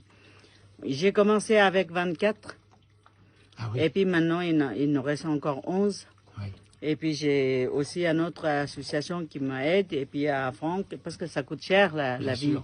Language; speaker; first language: French; non-native, learner; Sherpa